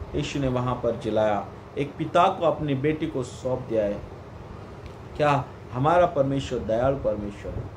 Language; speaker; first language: Hindi; non-native, local second language; Kannada